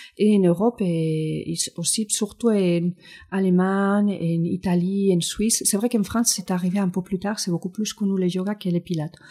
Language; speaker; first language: French; non-native, fluent; Spanish